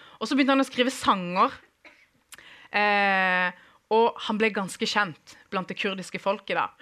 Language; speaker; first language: Norwegian; early bilingual, other home language; Kurdish